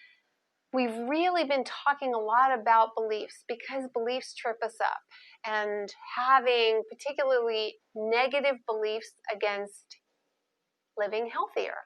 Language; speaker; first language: English; native; English